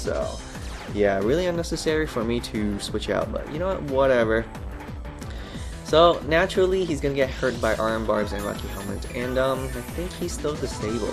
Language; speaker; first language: English; native; English